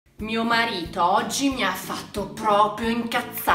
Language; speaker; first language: Italian; native; Italian